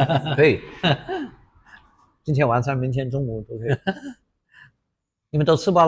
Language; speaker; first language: Chinese; non-native, fluent; English